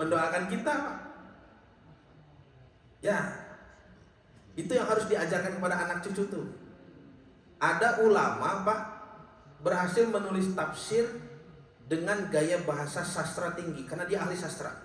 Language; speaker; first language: Indonesian; native; Indonesian